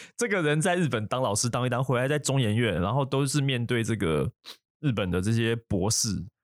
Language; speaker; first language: Chinese; native; Chinese